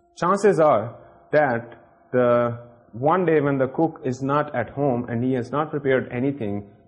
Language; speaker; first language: English; non-native, local second language; Urdu